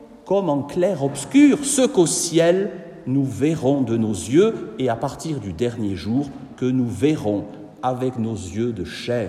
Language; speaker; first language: French; native; French